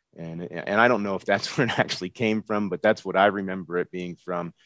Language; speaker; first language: English; native; English